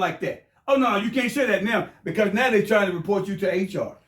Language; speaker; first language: English; native; English